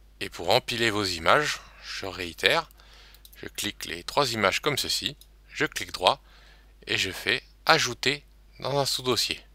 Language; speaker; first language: French; native; French